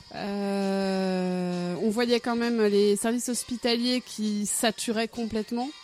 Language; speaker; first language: French; native; French